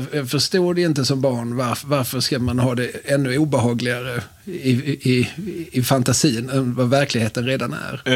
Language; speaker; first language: Swedish; native; Swedish